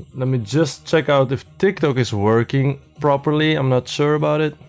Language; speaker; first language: English; non-native, fluent; Dutch